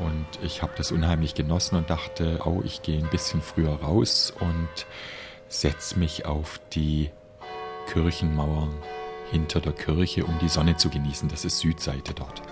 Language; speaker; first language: German; native; German